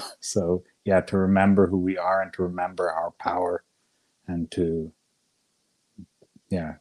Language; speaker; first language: English; native; English